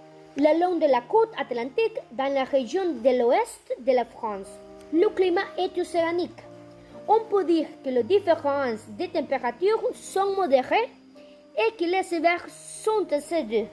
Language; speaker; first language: French; non-native, learner; Spanish